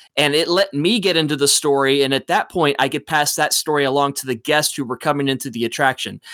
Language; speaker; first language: English; native; English